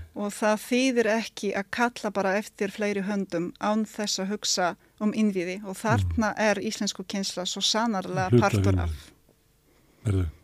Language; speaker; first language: Icelandic; non-native, fluent; Polish